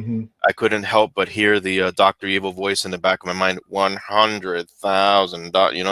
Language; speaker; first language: English; native; English